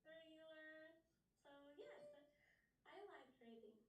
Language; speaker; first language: English; non-native, learner; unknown